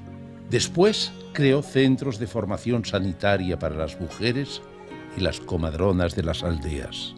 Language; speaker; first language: Spanish; native; Spanish